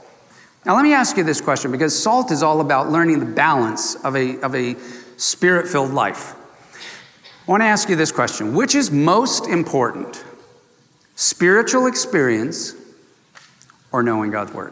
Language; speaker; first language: English; native; English